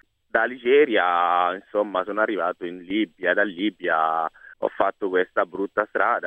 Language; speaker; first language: Italian; non-native, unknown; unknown